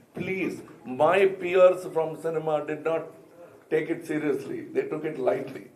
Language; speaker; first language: English; non-native, local second language; Tamil